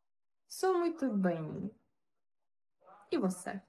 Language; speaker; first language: Portuguese; non-native, learner; Ukrainian